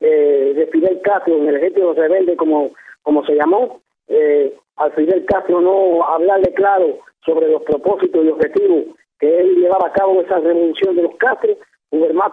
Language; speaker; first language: Spanish; native; Spanish